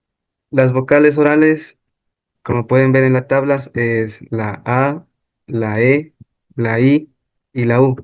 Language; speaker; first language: Spanish; non-native, local second language; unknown